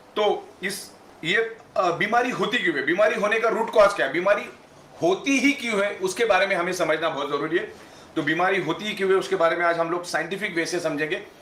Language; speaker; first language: Hindi; non-native, local second language; Gujarati